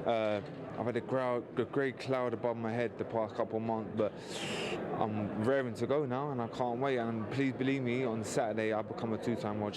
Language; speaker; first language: English; native; English